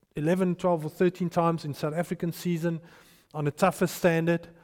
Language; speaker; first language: English; non-native, local second language; Afrikaans